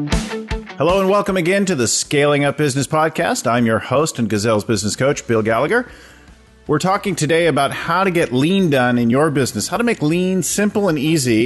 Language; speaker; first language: English; native; English